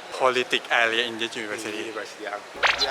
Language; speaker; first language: English; non-native, learner; Thai